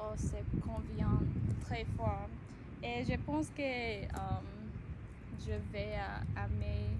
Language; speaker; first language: French; non-native, learner; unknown